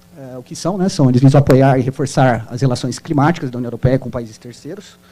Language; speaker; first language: Portuguese; native; Portuguese